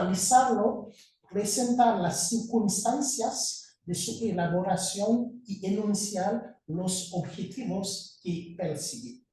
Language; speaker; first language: Spanish; non-native, fluent; Haitian Creole